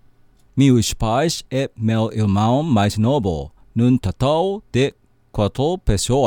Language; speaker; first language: Portuguese; non-native, learner; Japanese